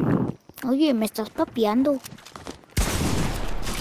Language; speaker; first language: Spanish; native; Spanish